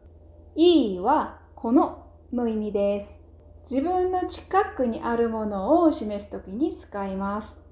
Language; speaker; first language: Japanese; non-native, fluent; Korean